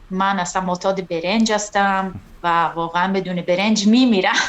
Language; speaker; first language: Persian; non-native, fluent; Italian